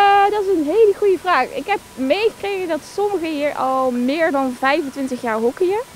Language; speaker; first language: Dutch; native; Dutch